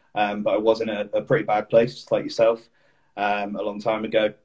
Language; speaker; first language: English; native; English